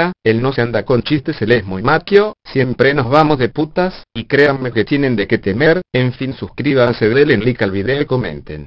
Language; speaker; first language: Spanish; native; Spanish